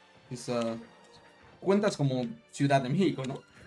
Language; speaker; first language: Spanish; native; Spanish